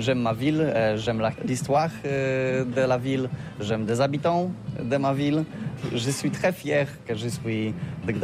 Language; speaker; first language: French; non-native, fluent; Polish